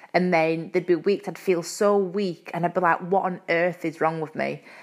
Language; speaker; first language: English; native; English